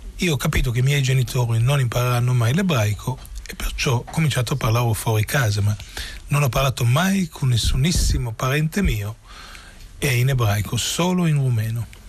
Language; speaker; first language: Italian; non-native, fluent; Romanian